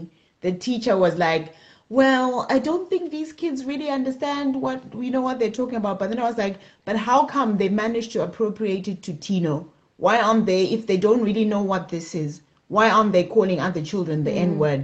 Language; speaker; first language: English; non-native, local second language; Shona